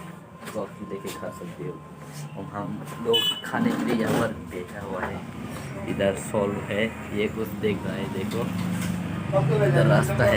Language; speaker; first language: Hindi; non-native, local second language; Kok Borok